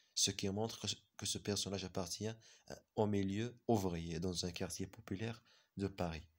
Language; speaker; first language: French; non-native, local second language; Arabic